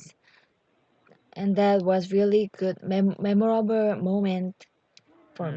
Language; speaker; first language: English; non-native, learner; Korean